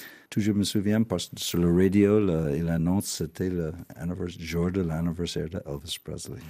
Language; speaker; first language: French; non-native, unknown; English